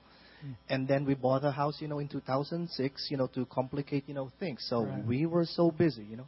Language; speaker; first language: English; non-native, local second language; Filipino